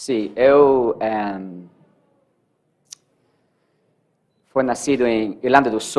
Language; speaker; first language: Portuguese; non-native, learner; English